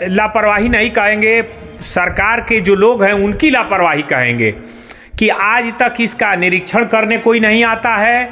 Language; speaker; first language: Hindi; native; Hindi